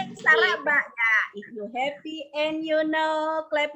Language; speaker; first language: English; non-native, learner; Indonesian